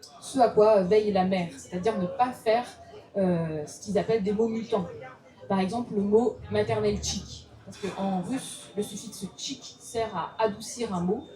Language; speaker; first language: French; early bilingual, other home language; Russian